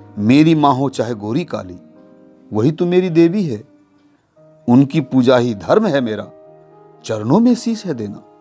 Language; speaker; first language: Hindi; native; Hindi